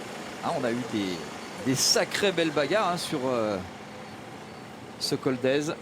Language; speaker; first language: French; native; French